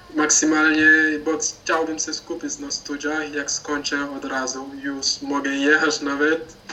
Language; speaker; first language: Polish; non-native, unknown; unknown